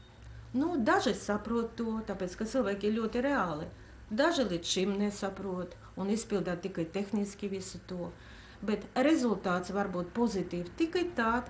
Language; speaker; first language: Latvian; non-native, local second language; Russian